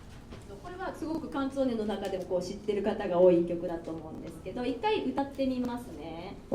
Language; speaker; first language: Japanese; native; Japanese